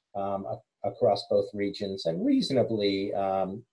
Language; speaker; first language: English; native; English